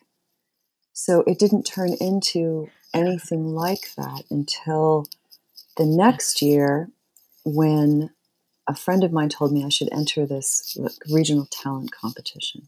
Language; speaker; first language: English; native; English